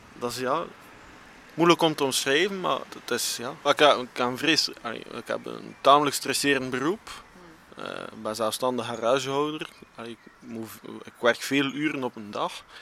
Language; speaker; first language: Dutch; native; Dutch